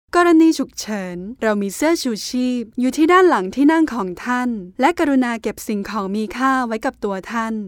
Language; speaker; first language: Thai; native; Thai